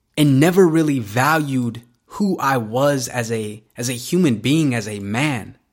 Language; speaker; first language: English; native; English